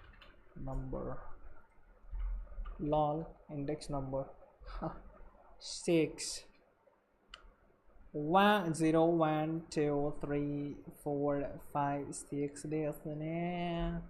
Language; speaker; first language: Japanese; non-native, learner; Hindi